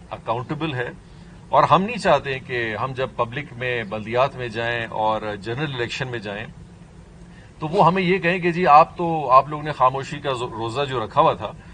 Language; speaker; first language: Urdu; non-native, local second language; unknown